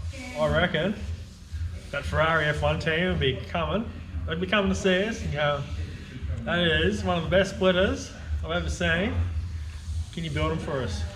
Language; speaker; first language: English; native; English